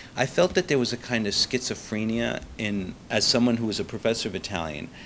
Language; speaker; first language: English; early bilingual, other home language; Italian